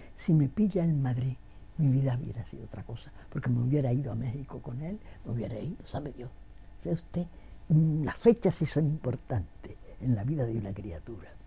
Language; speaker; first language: Spanish; native; Spanish